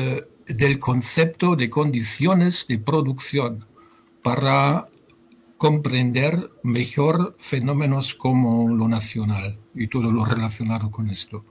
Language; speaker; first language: Spanish; non-native, fluent; German